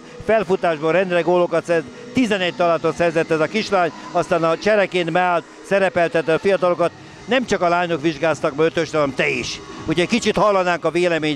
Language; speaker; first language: Hungarian; native; Hungarian